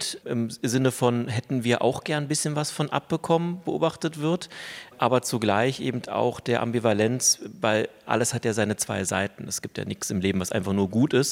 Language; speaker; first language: German; native; German